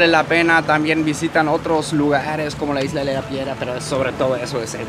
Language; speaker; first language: Spanish; non-native, fluent; German